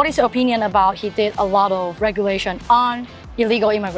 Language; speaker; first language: English; non-native, fluent; Chinese